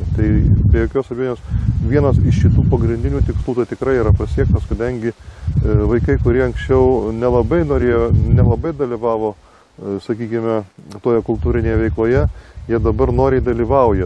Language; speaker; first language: Lithuanian; native; Lithuanian